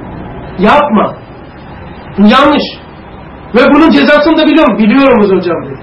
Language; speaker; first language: Turkish; native; Turkish